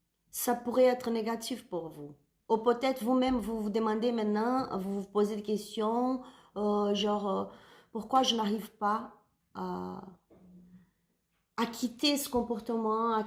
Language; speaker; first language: French; non-native, learner; Spanish